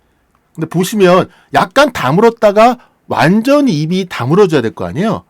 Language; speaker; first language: Korean; native; Korean